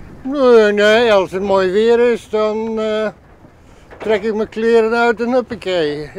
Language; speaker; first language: Dutch; non-native, fluent; English